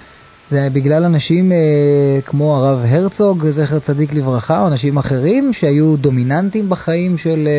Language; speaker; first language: Hebrew; native; Hebrew